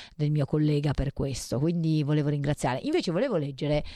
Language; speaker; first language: Italian; native; Italian